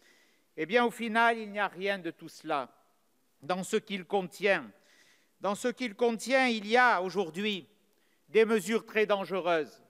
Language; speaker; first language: French; native; French